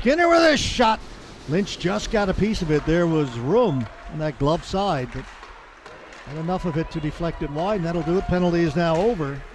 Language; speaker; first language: English; native; English